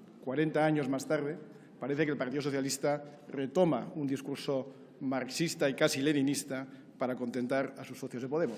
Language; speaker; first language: Spanish; native; Spanish